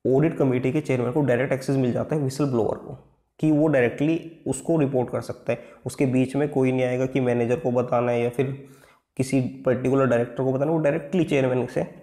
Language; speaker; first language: Hindi; native; Hindi